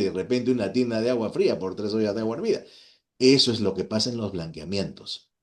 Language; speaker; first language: Spanish; native; Spanish